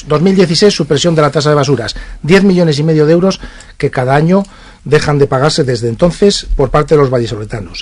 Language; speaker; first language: Spanish; native; Spanish